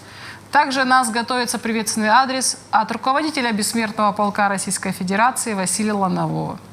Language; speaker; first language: Russian; native; Russian